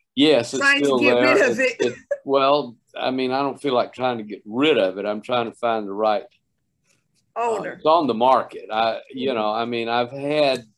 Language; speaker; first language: English; native; English